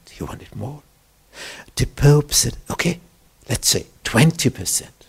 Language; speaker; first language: English; non-native, fluent; German